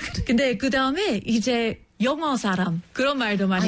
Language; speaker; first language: Korean; non-native, fluent; English